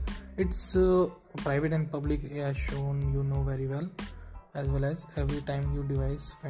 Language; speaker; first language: English; non-native, local second language; Hindi